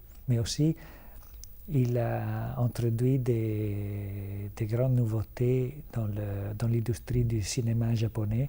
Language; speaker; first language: French; non-native, fluent; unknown